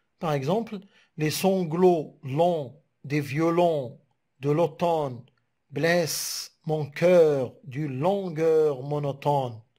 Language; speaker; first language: French; non-native, local second language; Arabic